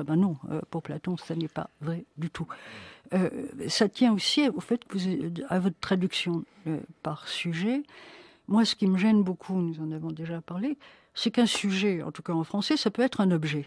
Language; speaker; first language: French; native; French